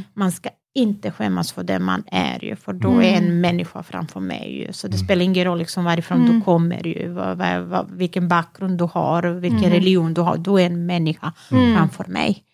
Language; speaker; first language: Swedish; non-native, fluent; Serbian